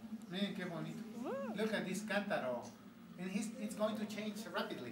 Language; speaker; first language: English; non-native, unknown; Spanish